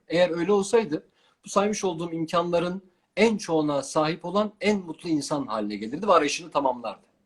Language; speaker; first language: Turkish; non-native, local second language; Kurdish